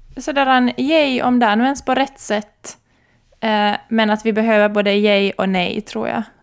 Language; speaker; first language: Swedish; native; Swedish